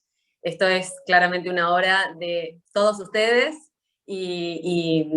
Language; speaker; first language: Spanish; native; Spanish